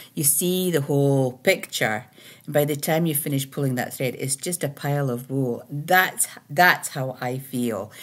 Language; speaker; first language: English; native; English